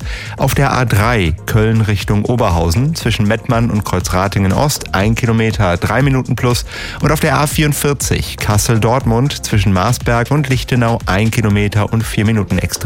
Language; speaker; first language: German; native; German